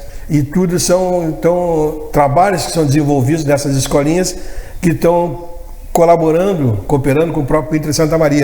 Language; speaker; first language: Portuguese; native; Portuguese